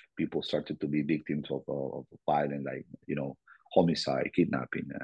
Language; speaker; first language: English; non-native, fluent; Spanish